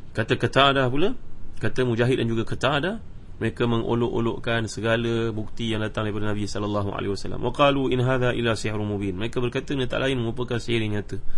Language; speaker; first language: Malay; native; Malay